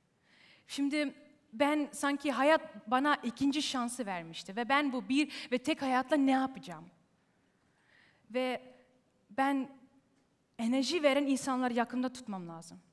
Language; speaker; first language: Turkish; early bilingual, heritage; Turkish